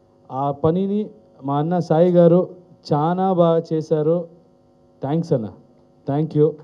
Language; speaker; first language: Telugu; non-native, learner; Kannada